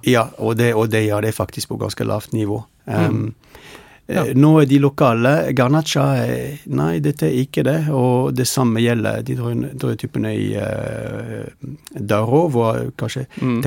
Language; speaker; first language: Norwegian; non-native, fluent; French